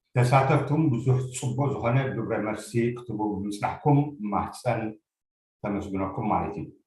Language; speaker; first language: Tigrinya; native; Tigrinya